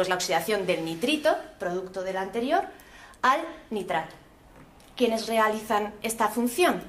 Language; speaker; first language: Spanish; native; Spanish